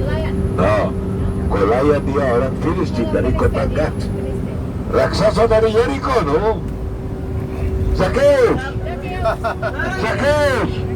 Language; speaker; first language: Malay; non-native, fluent; Hebrew